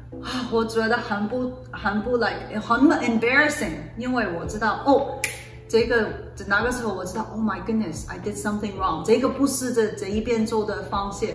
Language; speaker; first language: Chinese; early bilingual, other home language; Cantonese